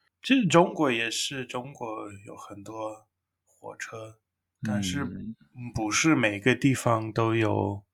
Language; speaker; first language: Chinese; non-native, fluent; English